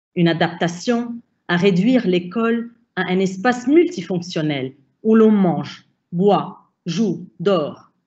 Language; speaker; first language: French; non-native, local second language; Arabic